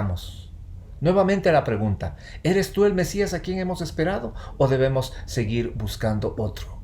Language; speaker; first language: Spanish; native; Spanish